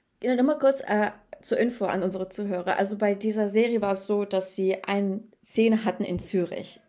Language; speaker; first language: German; native; German